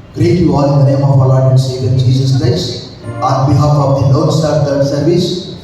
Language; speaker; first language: English; non-native, local second language; Telugu